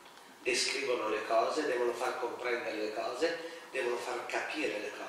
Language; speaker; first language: Italian; native; Italian